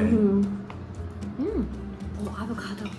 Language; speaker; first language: Korean; non-native, learner; English